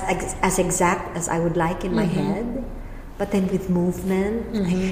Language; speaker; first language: English; native; English